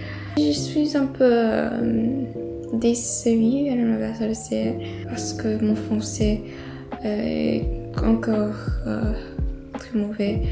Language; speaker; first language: French; non-native, learner; English